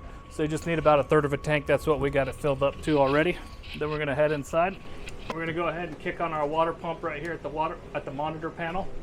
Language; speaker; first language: English; native; English